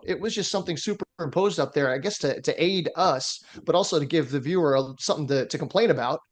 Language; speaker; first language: English; native; English